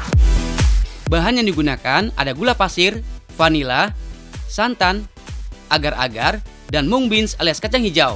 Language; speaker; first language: Indonesian; native; Indonesian